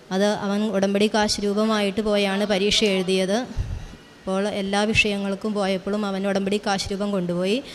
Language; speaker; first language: Malayalam; native; Malayalam